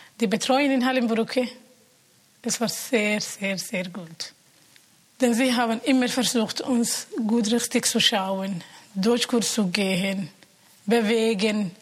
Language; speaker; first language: German; non-native, learner; Somali